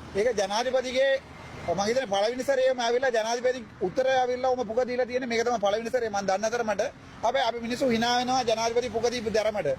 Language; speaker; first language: Sinhala; non-native, local second language; Tamil